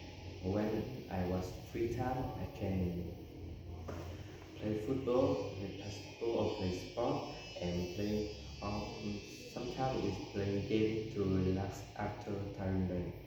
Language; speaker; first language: English; non-native, learner; Vietnamese